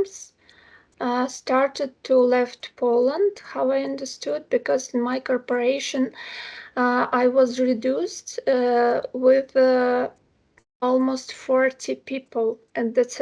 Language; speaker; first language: English; non-native, fluent; Ukrainian